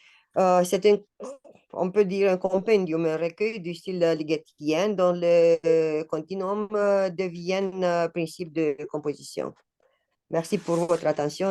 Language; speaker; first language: French; non-native, fluent; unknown